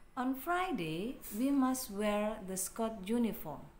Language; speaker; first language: English; non-native, fluent; Indonesian